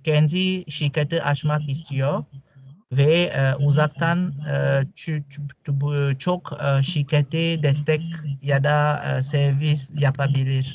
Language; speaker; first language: Turkish; non-native, fluent; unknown